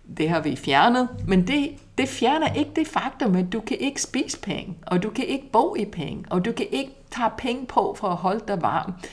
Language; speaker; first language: Danish; non-native, fluent; English